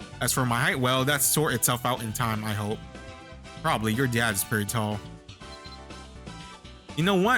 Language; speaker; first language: English; native; English